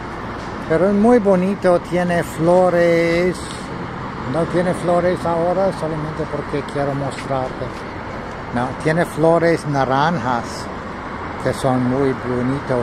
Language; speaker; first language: Spanish; non-native, learner; English